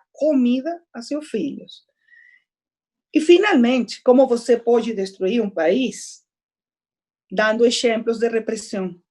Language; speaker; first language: Portuguese; non-native, fluent; Spanish